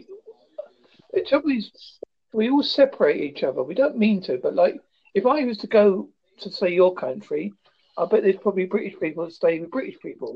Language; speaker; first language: English; native; English